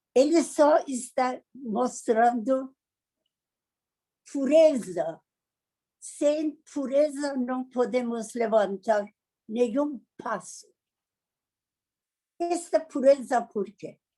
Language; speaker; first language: Portuguese; non-native, learner; Persian